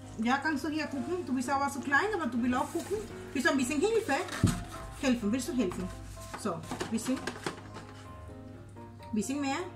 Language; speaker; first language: German; non-native, learner; Spanish